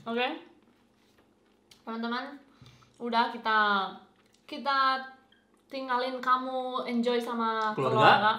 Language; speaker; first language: Indonesian; non-native, fluent; Spanish